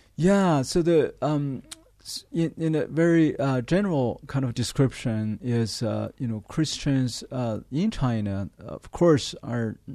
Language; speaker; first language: English; non-native, fluent; Chinese